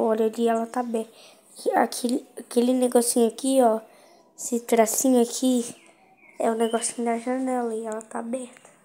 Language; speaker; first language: Portuguese; native; Portuguese